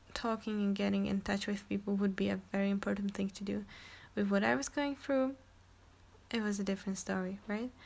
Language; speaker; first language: English; non-native, fluent; Czech